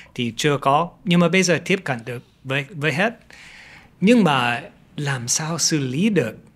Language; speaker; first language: Vietnamese; non-native, fluent; English